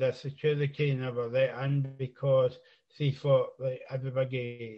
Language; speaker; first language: English; native; English